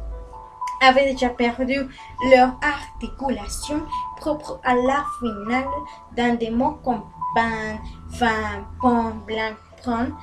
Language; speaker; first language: French; non-native, learner; Spanish